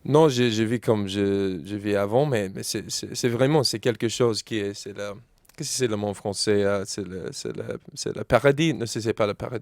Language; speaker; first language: French; non-native, fluent; English